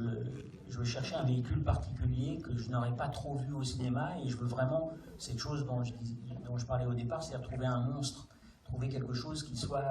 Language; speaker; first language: French; native; French